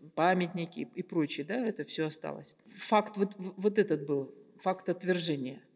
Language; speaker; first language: Russian; native; Russian